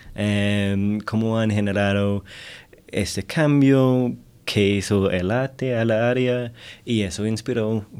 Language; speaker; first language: Spanish; non-native, fluent; English